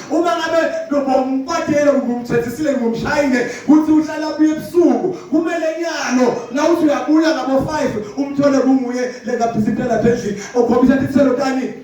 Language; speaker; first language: Zulu; non-native, local second language; Swati